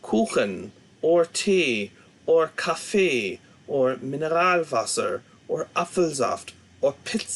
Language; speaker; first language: German; non-native, fluent; English